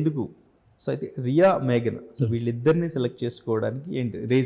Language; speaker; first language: Telugu; native; Telugu